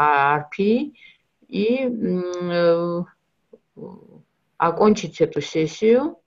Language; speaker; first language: Russian; non-native, local second language; Georgian